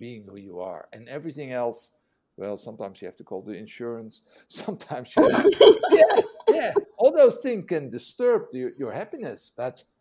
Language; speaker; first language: English; non-native, fluent; Dutch